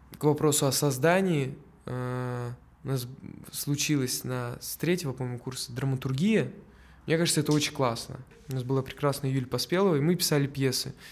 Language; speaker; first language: Russian; native; Russian